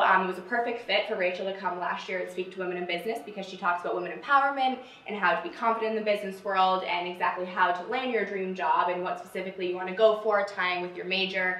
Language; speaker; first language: English; native; English